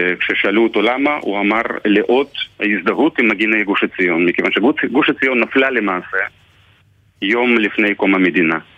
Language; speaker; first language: Hebrew; non-native, fluent; Russian